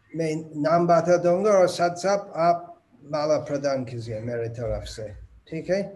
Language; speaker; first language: Hindi; non-native, local second language; Bangla